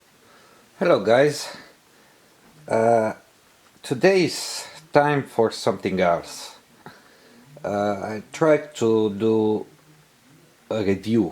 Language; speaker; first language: English; non-native, learner; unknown